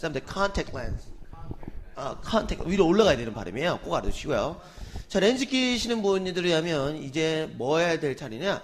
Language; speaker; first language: Korean; native; Korean